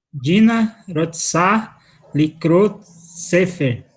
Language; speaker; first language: Hebrew; non-native, learner; Portuguese